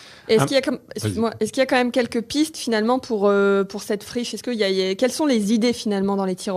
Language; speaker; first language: French; native; French